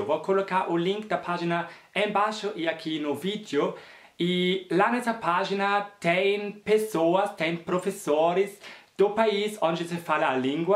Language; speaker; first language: Portuguese; non-native, fluent; German